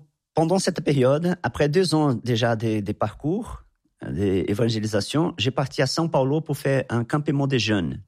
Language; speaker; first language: French; non-native, fluent; Portuguese